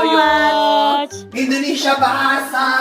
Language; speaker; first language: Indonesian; non-native, learner; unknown